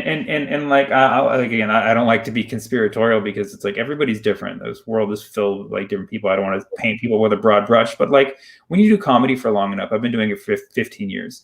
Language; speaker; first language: English; early bilingual, other home language; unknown